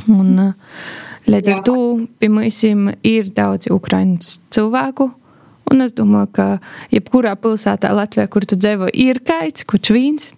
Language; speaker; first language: Latvian; native; Latvian